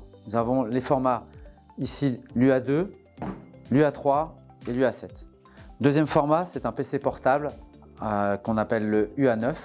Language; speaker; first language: French; native; French